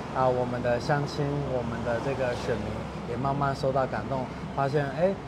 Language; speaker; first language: Chinese; native; Chinese